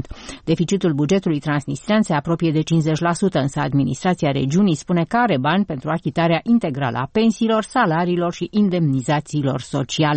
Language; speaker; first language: Romanian; native; Romanian